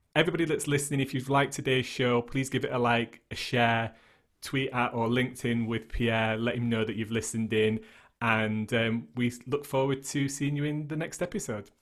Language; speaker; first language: English; native; English